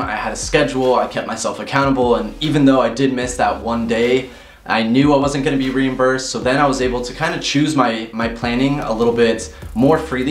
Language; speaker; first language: English; native; English